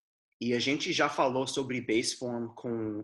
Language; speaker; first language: Portuguese; non-native, fluent; English